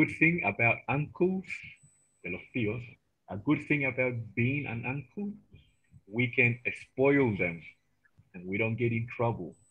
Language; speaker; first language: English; non-native, fluent; Spanish